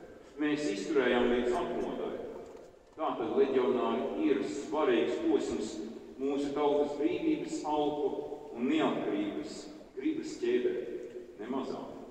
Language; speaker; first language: Latvian; native; Latvian